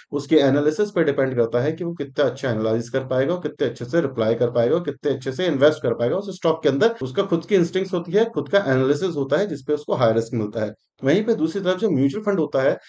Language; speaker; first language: Hindi; native; Hindi